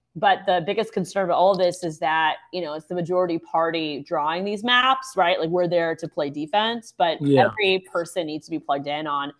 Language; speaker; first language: English; native; English